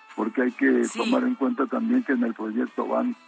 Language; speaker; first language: Spanish; native; Spanish